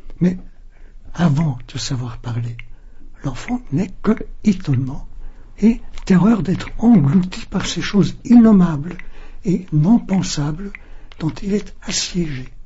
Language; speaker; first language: French; non-native, fluent; German